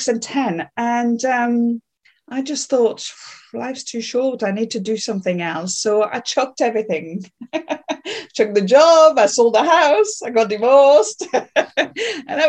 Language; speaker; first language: English; non-native, fluent; French